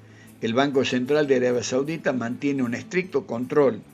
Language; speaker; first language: Spanish; native; Spanish